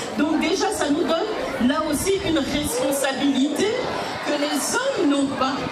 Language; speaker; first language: French; early bilingual, other home language; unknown